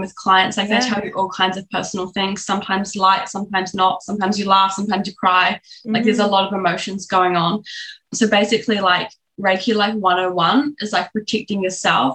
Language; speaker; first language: English; native; English